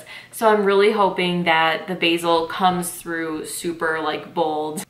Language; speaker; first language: English; native; English